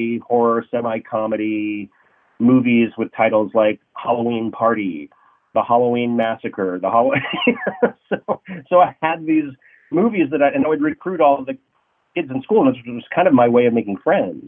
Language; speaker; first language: English; native; English